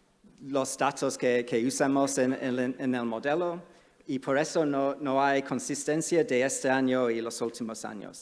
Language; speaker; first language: Spanish; non-native, fluent; English